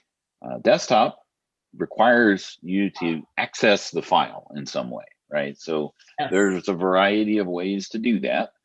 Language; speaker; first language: English; native; English